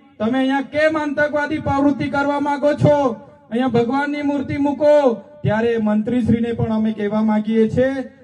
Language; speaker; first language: Gujarati; non-native, local second language; Vasavi